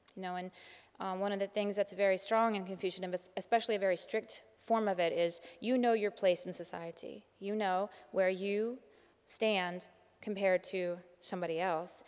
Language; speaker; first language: English; native; English